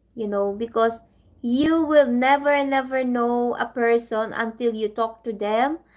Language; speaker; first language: English; non-native, local second language; Filipino